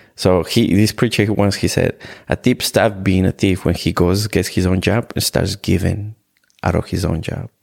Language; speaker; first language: English; non-native, fluent; Spanish